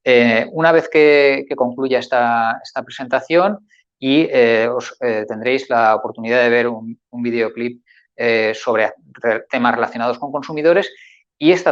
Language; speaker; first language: Spanish; native; Spanish